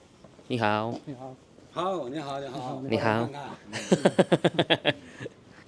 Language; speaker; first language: Spanish; non-native, learner; Indonesian